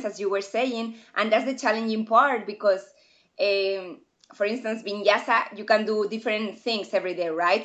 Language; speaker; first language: English; non-native, fluent; Spanish